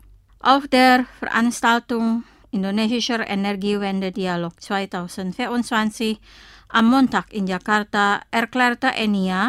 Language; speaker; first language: German; non-native, fluent; Indonesian